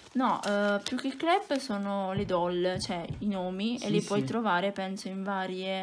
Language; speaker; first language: Italian; native; Italian